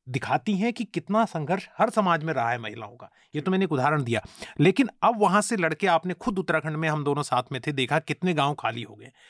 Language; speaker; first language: Hindi; native; Hindi